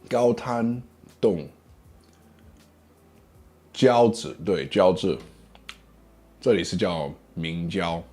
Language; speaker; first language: Chinese; non-native, learner; English